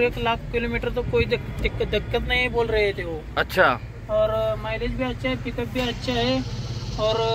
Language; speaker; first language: Hindi; non-native, local second language; Marathi